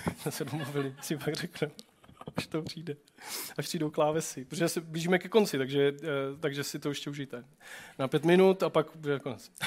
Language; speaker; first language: Czech; native; Czech